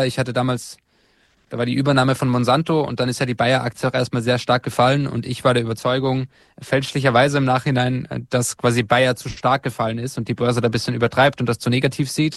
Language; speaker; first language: German; native; German